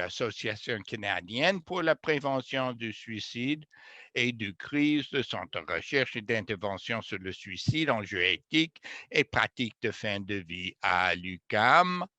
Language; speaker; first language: French; non-native, fluent; English